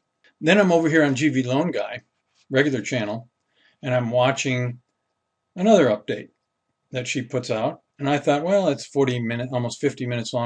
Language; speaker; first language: English; native; English